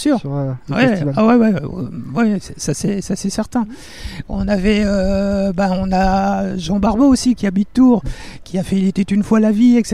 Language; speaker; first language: French; native; French